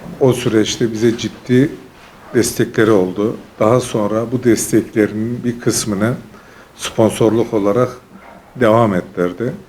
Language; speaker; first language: Turkish; native; Turkish